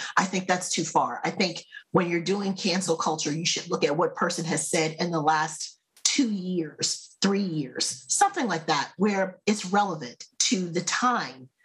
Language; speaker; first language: English; native; English